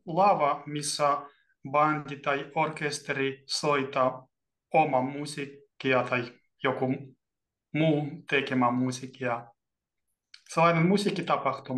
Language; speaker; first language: Finnish; non-native, learner; Russian